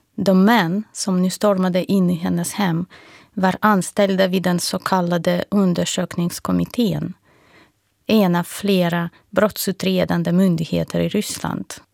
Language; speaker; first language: Swedish; non-native, fluent; Russian